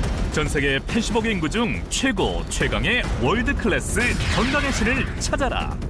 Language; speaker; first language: Korean; native; Korean